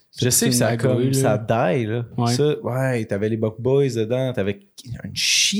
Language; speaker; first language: French; native; French